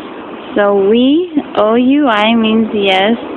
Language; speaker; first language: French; non-native, fluent; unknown